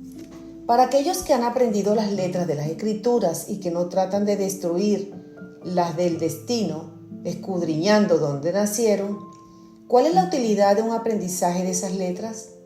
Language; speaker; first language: Spanish; native; Spanish